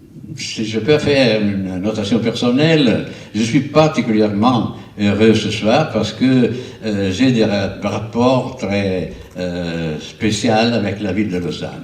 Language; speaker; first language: French; non-native, fluent; Italian